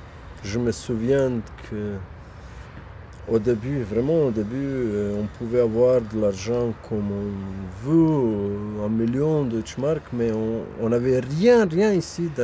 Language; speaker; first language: French; non-native, fluent; Bosnian